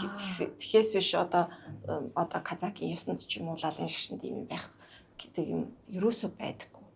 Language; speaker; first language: Mongolian; non-native, local second language; Kazakh